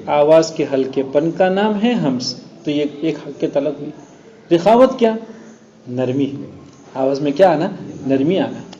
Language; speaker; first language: Urdu; non-native, local second language; Gujarati